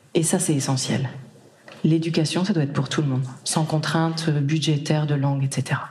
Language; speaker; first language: French; native; French